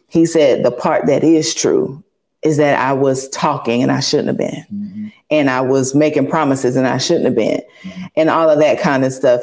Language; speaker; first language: English; native; English